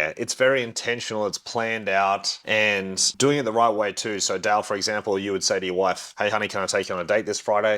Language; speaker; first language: English; native; English